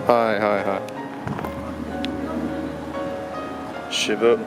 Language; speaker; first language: Japanese; non-native, learner; English